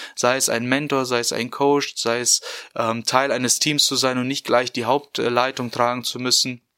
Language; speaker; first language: German; native; German